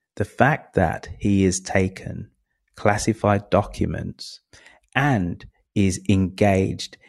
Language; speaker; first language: English; native; English